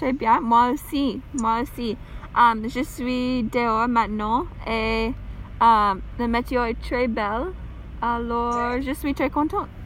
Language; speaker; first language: French; non-native, learner; English